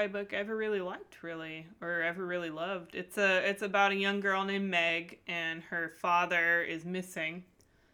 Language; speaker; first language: English; native; English